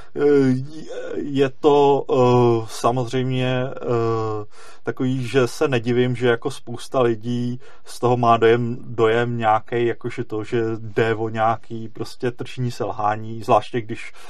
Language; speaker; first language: Czech; native; Czech